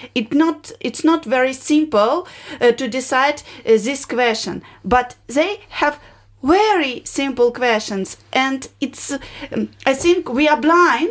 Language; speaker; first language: English; non-native, learner; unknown